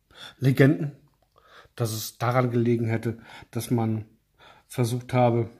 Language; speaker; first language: German; native; German